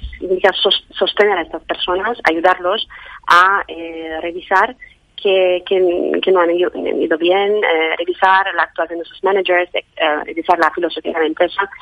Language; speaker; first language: Spanish; non-native, fluent; Romanian